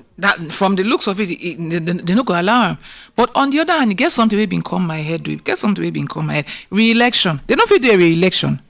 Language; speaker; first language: Nigerian Pidgin; non-native, local second language; Yoruba